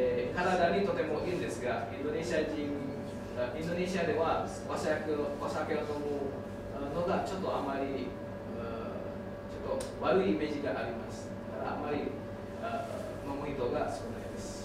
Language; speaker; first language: Japanese; non-native, learner; Indonesian